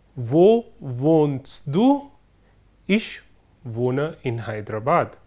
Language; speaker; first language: German; non-native, fluent; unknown